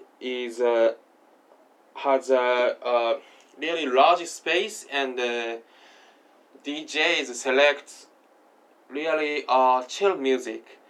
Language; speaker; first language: English; non-native, learner; Japanese